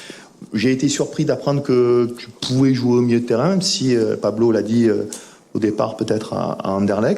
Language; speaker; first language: French; native; French